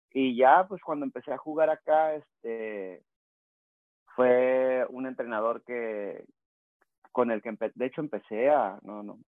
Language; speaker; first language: Spanish; native; Spanish